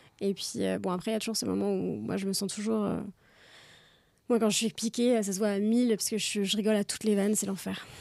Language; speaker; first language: French; native; French